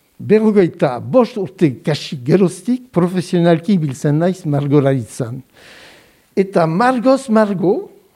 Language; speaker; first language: Basque; non-native, fluent; French